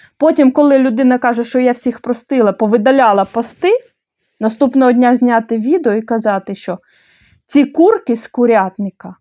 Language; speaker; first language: Ukrainian; non-native, fluent; Bulgarian